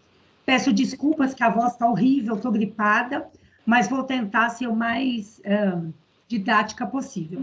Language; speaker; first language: Portuguese; native; Portuguese